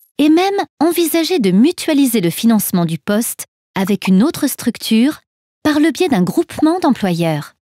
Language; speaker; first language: French; native; French